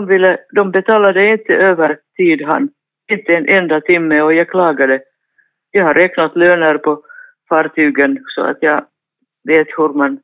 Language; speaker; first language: Swedish; non-native, fluent; Finnish